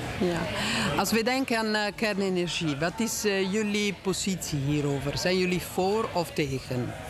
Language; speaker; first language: Dutch; non-native, fluent; Italian